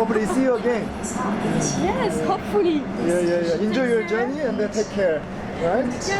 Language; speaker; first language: English; non-native, fluent; Korean